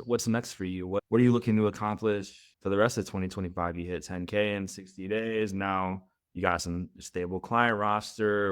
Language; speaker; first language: English; native; English